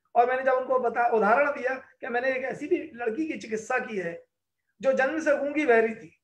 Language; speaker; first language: Hindi; native; Hindi